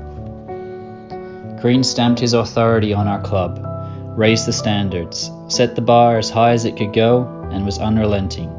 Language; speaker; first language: English; native; English